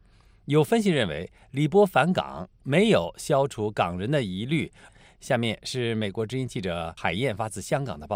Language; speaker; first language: Chinese; native; Chinese